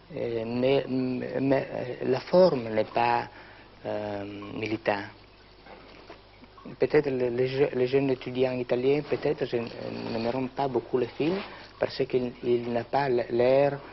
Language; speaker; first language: French; non-native, local second language; Italian